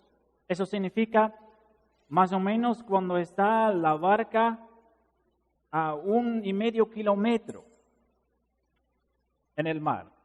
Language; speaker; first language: Spanish; non-native, fluent; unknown